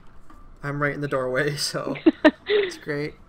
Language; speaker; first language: English; native; English